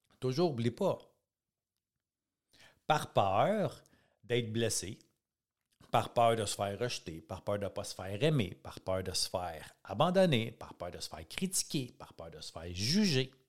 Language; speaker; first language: French; native; French